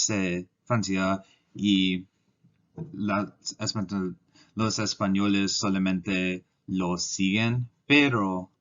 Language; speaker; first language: Spanish; non-native, learner; English